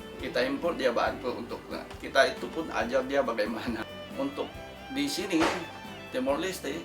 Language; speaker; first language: Indonesian; non-native, local second language; Tetum